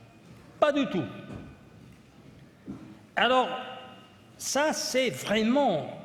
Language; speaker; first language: French; non-native, fluent; Italian